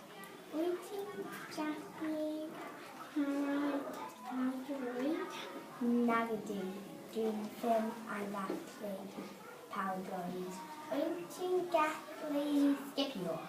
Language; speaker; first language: Welsh; non-native, learner; English